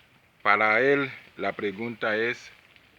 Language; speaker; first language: Spanish; non-native, learner; Haitian Creole